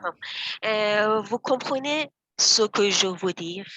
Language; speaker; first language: French; non-native, learner; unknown